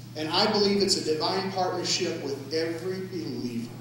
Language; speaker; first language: English; native; English